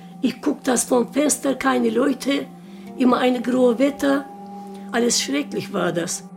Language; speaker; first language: German; non-native, learner; Turkish